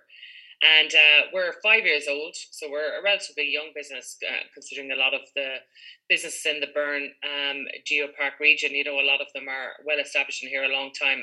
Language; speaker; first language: English; native; English